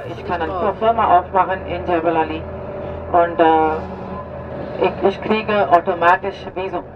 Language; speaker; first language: German; non-native, fluent; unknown